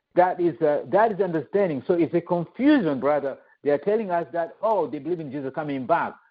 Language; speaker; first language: English; non-native, fluent; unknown